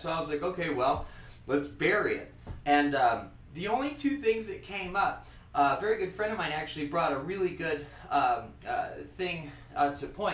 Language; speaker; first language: English; native; English